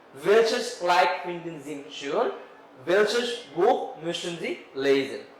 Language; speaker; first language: German; non-native, fluent; Bangla